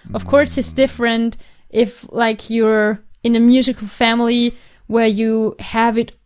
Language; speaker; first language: English; non-native, fluent; German